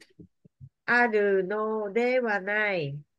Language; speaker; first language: Japanese; non-native, learner; Vietnamese